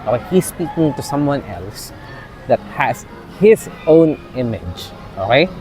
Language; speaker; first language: English; non-native, local second language; Filipino